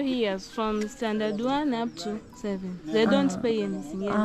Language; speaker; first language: English; non-native, local second language; Swahili